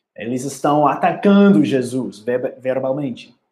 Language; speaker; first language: Portuguese; non-native, learner; English